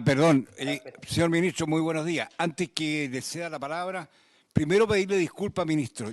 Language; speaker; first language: Spanish; native; Spanish